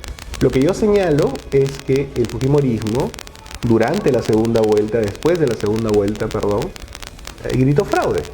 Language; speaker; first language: Spanish; native; Spanish